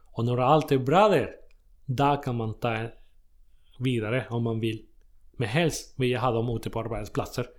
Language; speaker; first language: Swedish; non-native, fluent; Spanish